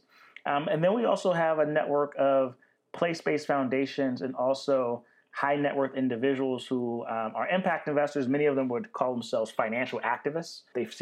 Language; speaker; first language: English; native; English